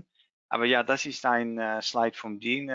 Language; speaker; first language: German; non-native, learner; Dutch